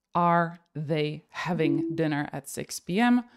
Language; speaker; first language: English; non-native, fluent; Slovak